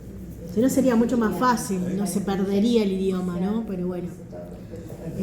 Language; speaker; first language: Spanish; native; Spanish